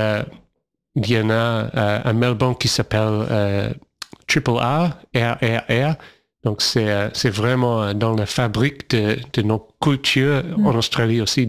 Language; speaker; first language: French; non-native, fluent; English